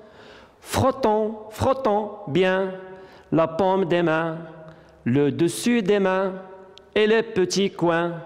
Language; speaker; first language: French; non-native, local second language; Arabic